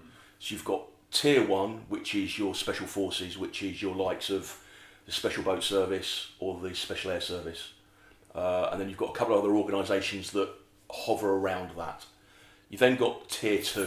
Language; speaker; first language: English; native; English